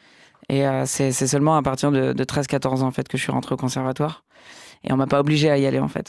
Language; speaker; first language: French; native; French